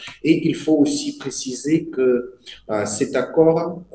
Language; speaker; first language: French; non-native, fluent; Russian